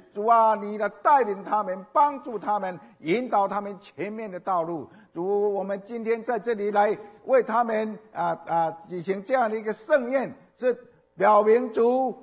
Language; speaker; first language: Chinese; native; Chinese